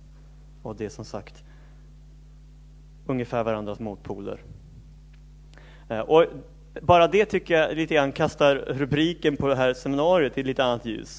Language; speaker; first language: Swedish; native; Swedish